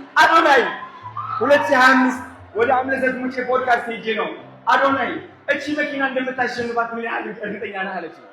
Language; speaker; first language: Amharic; native; Amharic